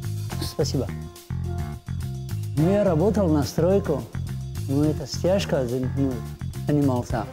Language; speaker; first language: Russian; non-native, learner; Tajik